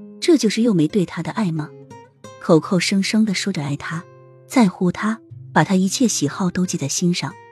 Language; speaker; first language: Chinese; native; Chinese